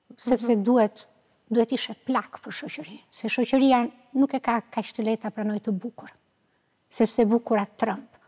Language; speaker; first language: Albanian; native; Albanian